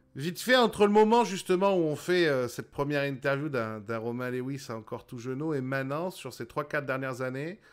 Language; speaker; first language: French; native; French